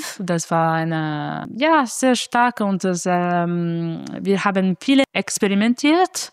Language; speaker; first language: German; non-native, fluent; Italian